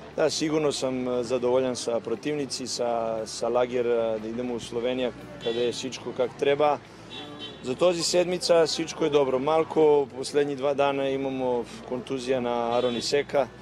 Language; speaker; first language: Bulgarian; non-native, learner; Macedonian